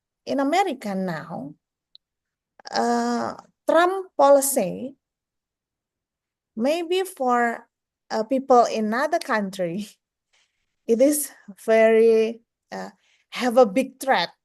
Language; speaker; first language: English; non-native, fluent; Indonesian